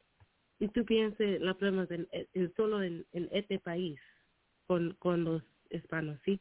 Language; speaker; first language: Spanish; non-native, learner; English